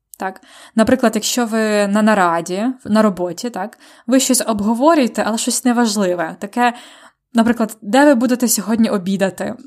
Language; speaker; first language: Ukrainian; native; Ukrainian